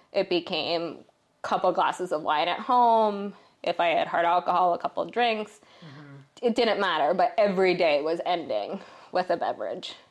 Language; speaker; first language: English; native; English